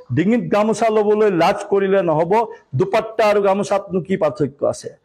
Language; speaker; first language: Assamese; non-native, local second language; Marwari